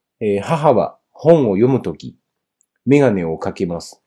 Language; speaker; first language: Japanese; non-native, fluent; Chinese